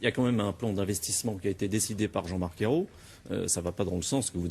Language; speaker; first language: French; native; French